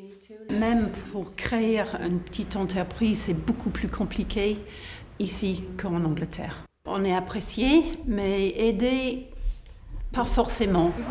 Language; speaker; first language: French; non-native, fluent; English